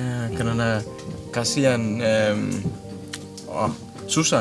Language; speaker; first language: Indonesian; non-native, learner; Danish